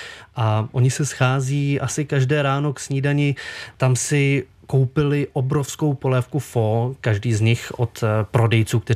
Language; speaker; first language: Czech; native; Czech